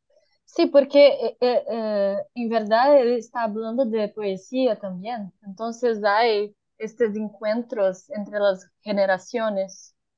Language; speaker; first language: Spanish; non-native, learner; Portuguese